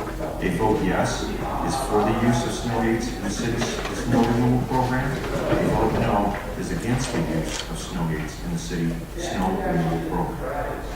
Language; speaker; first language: English; native; English